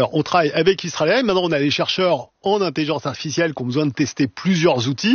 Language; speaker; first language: French; native; French